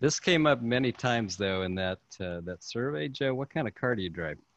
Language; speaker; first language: English; native; English